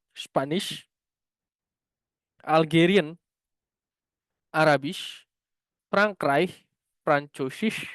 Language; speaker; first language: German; non-native, learner; Indonesian